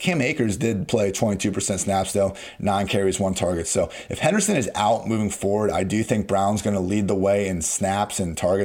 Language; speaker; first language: English; native; English